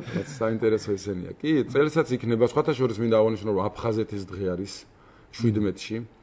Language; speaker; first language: Georgian; native; Georgian